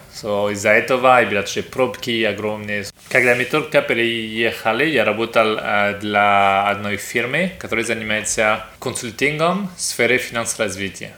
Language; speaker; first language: Russian; non-native, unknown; French